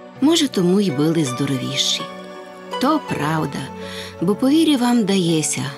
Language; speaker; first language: Ukrainian; native; Ukrainian